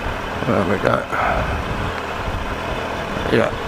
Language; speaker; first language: English; native; English